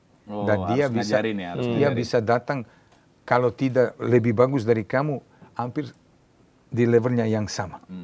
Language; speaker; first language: Indonesian; non-native, learner; Serbian